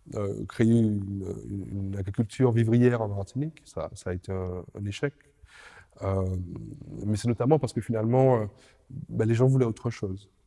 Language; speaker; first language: French; native; French